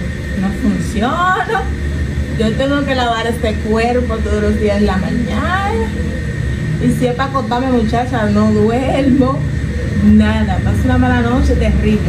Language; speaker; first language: Spanish; native; Spanish